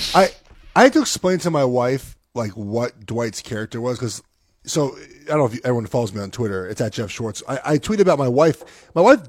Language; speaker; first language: English; native; English